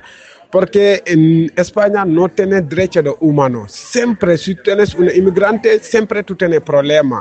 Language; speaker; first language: Spanish; non-native, learner; Wolof